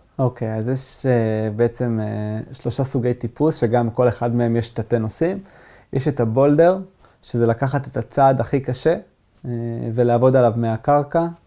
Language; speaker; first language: Hebrew; native; Hebrew